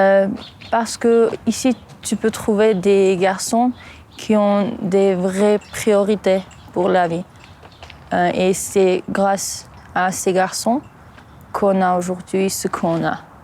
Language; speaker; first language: French; non-native, fluent; Armenian